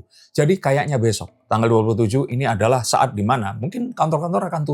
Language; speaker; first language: Indonesian; native; Indonesian